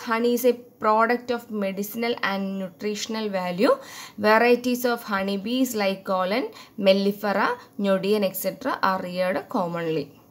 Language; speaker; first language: English; non-native, local second language; Malayalam